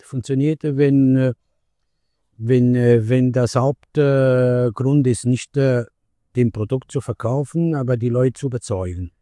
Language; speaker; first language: German; non-native, fluent; Italian